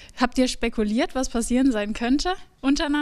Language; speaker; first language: German; native; German